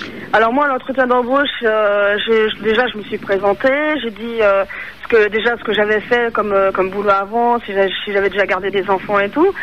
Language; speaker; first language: French; native; French